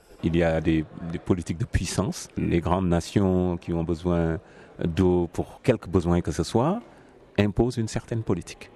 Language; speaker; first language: French; non-native, local second language; Wolof